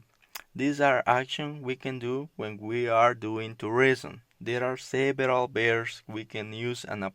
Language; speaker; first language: English; non-native, learner; Spanish